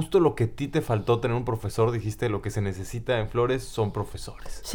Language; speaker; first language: Spanish; native; Spanish